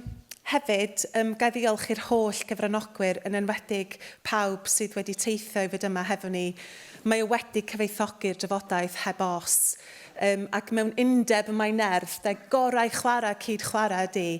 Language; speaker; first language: Welsh; native; Welsh